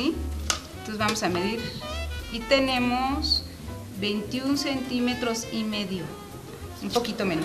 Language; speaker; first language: Spanish; native; Spanish